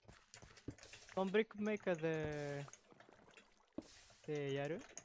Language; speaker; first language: Japanese; non-native, learner; English